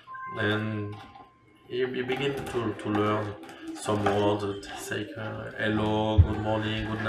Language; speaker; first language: English; non-native, learner; French